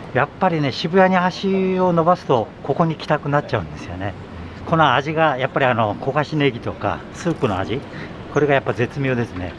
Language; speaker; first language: Japanese; native; Japanese